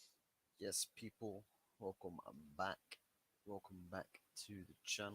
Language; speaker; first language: English; native; English